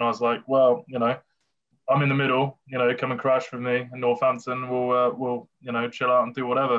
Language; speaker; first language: English; native; English